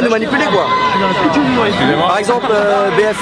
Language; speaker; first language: French; native; French